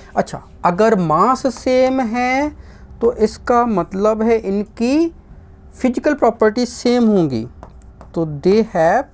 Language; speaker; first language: Hindi; non-native, local second language; Gujarati